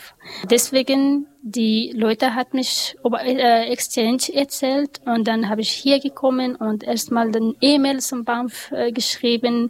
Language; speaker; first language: German; non-native, learner; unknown